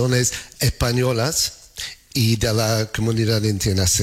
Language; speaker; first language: Spanish; non-native, fluent; English